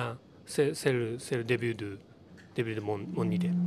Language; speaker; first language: French; non-native, learner; Japanese